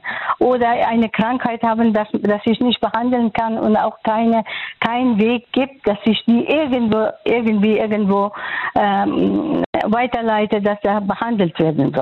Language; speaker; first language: German; non-native, fluent; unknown